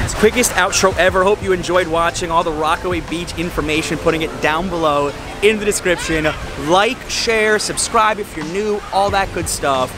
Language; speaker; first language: English; native; English